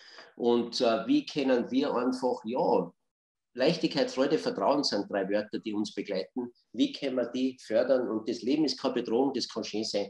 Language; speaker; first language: German; native; German